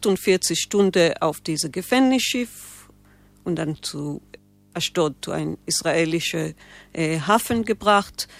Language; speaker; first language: German; non-native, learner; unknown